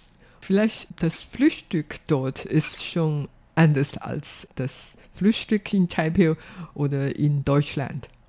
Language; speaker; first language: German; non-native, fluent; Chinese